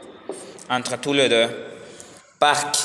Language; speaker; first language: French; non-native, learner; Spanish